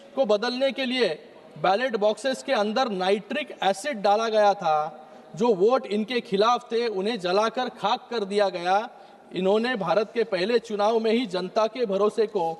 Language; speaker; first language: Hindi; non-native, local second language; Marathi